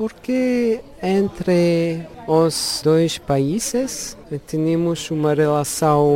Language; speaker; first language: Portuguese; non-native, learner; Luxembourgish